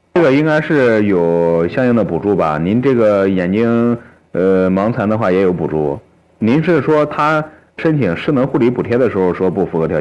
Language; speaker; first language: Chinese; native; Chinese